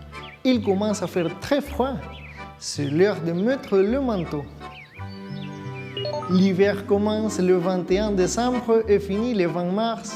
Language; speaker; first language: French; non-native, fluent; Spanish